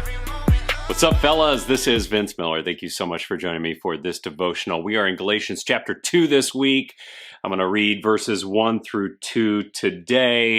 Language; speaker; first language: English; native; English